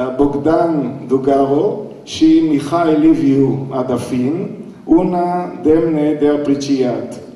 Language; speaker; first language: Romanian; non-native, learner; Hebrew